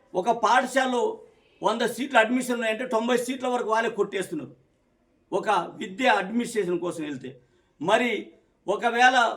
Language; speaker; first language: Telugu; non-native, local second language; Koya